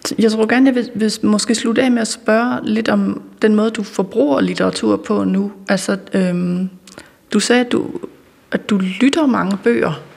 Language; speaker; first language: Danish; native; Danish